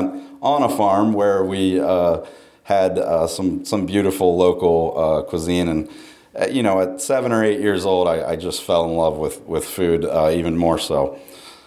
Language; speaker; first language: English; native; English